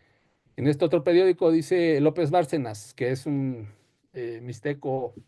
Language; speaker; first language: Spanish; native; Spanish